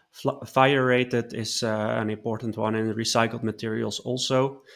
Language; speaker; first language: English; non-native, fluent; Dutch